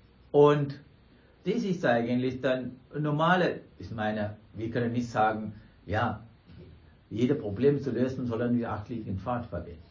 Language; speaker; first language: German; non-native, fluent; Sinhala